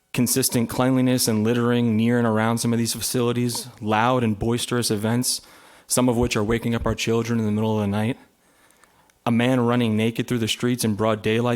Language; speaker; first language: English; native; English